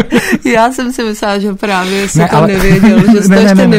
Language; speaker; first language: Czech; native; Czech